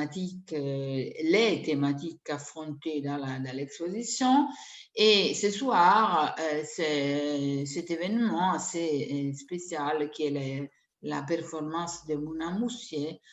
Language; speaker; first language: French; non-native, fluent; Italian